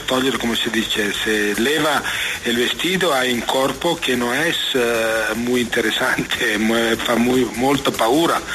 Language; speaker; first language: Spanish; non-native, learner; Italian